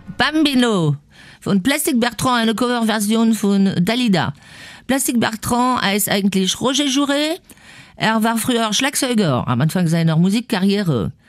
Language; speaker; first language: German; non-native, fluent; French